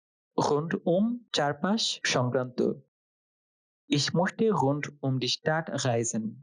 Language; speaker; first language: German; non-native, fluent; Bangla